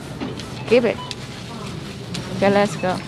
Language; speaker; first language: English; non-native, learner; Vietnamese